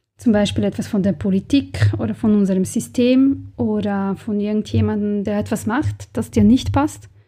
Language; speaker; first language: German; non-native, fluent; Serbian